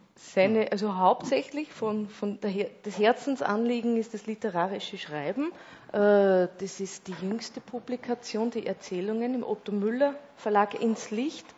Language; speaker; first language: German; native; German